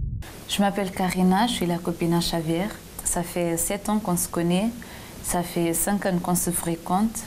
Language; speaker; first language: French; non-native, fluent; Portuguese